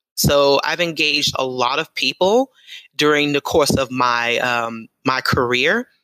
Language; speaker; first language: English; native; English